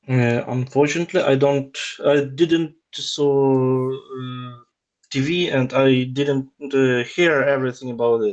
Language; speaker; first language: English; non-native, learner; Ukrainian